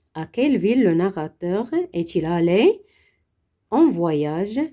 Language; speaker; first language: French; non-native, local second language; Arabic